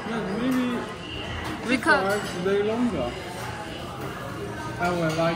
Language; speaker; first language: English; non-native, learner; Chinese